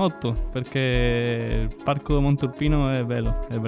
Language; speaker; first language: Italian; non-native, learner; Spanish